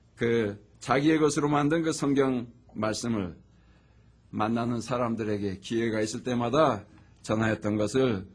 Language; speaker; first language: Korean; native; Korean